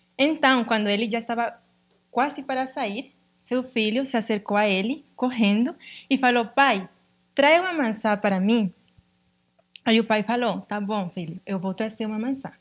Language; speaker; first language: Portuguese; non-native, learner; Spanish